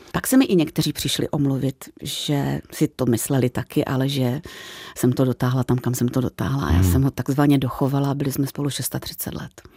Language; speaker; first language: Czech; native; Czech